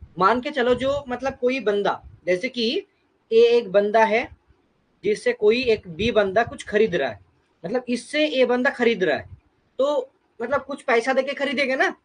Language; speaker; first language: Hindi; non-native, local second language; Bangla